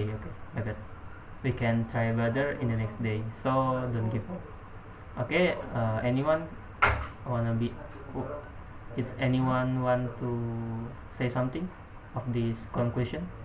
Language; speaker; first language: English; non-native, learner; Indonesian